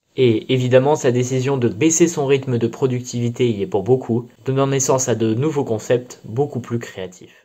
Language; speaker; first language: French; native; French